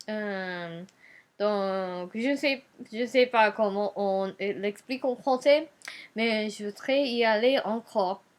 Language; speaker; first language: French; non-native, learner; Japanese